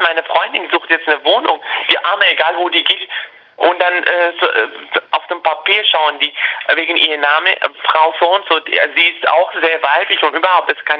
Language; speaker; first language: German; early bilingual, other home language; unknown